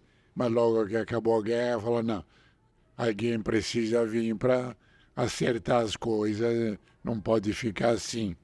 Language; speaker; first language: Portuguese; non-native, fluent; Italian